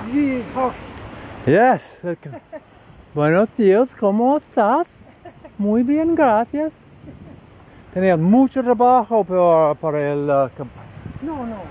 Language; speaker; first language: Spanish; non-native, learner; English